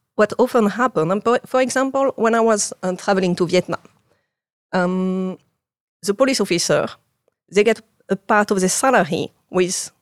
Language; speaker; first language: English; non-native, fluent; French